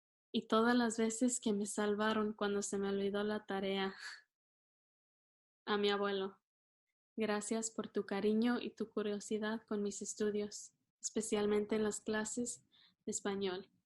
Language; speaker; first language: Spanish; early bilingual, heritage; Spanish